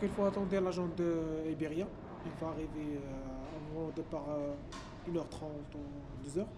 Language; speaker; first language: French; non-native, local second language; Arabic